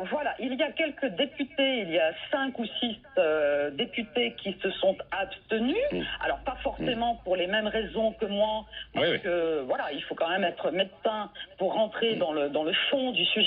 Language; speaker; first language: French; native; French